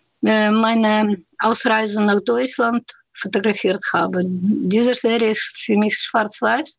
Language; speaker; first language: German; non-native, fluent; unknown